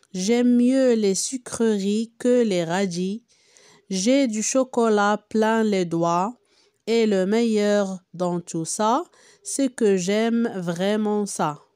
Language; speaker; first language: French; non-native, local second language; Arabic